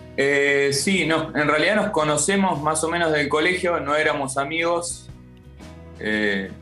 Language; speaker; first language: Spanish; native; Spanish